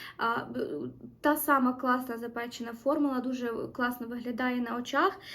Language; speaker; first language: Ukrainian; non-native, local second language; Russian